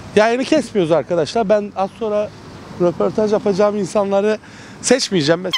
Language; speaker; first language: Turkish; native; Turkish